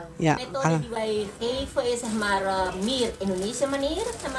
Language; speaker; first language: Dutch; non-native, learner; Indonesian